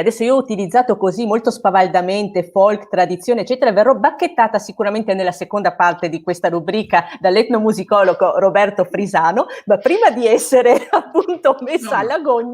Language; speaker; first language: Italian; native; Italian